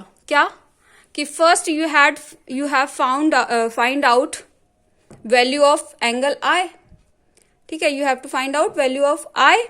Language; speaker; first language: Hindi; native; Hindi